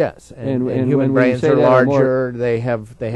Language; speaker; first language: English; native; English